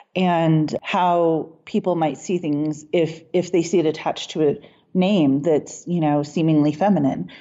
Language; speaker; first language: English; native; English